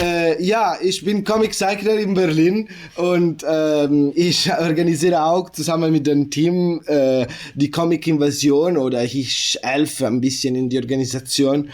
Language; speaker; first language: German; non-native, learner; Italian